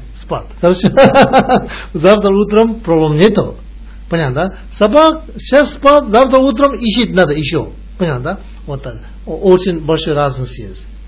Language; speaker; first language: Russian; non-native, learner; Tibetan